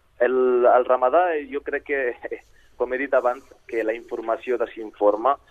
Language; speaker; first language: Catalan; early bilingual, other home language; Arabic